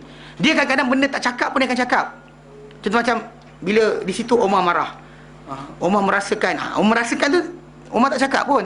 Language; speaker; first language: Malay; native; Malay